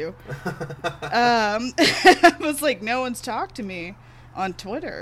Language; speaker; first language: English; native; English